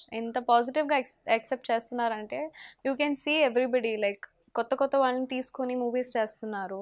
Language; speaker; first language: Telugu; non-native, local second language; Hindi